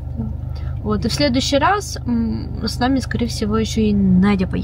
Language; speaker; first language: Russian; native; Russian